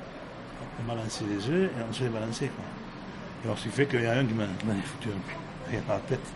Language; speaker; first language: French; native; French